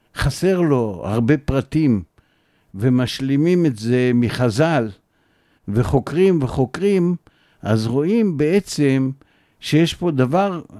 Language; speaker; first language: Hebrew; native; Hebrew